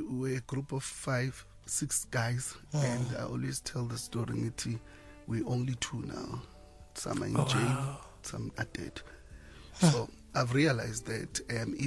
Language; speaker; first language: English; non-native, local second language; Zulu